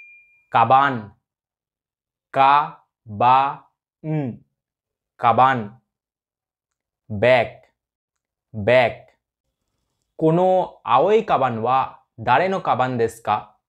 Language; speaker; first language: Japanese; non-native, fluent; Hindi